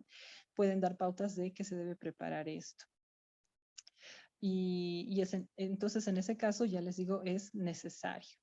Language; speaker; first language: Spanish; native; Spanish